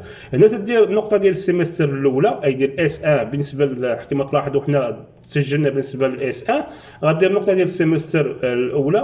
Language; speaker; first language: Arabic; native; Arabic